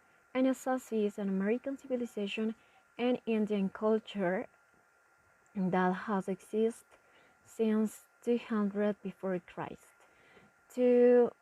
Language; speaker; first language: English; non-native, learner; Spanish